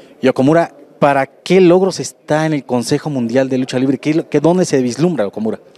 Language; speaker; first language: Spanish; native; Spanish